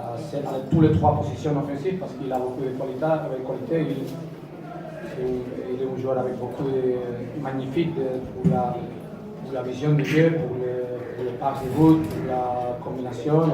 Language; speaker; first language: French; non-native, fluent; Spanish